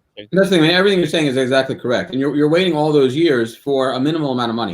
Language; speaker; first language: English; native; English